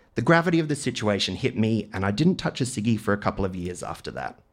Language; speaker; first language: English; native; English